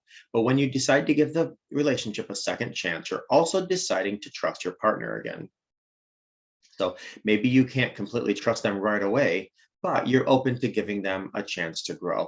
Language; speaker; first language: English; native; English